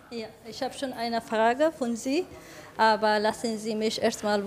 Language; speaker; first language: German; non-native, fluent; Persian